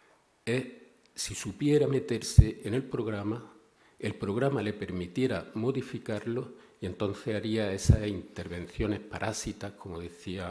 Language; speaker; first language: Spanish; native; Spanish